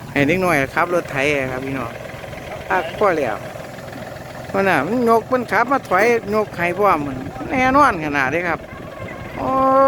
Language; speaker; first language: Thai; native; Thai